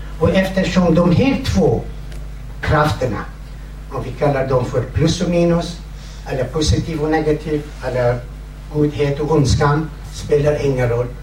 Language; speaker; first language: Swedish; non-native, fluent; Kurdish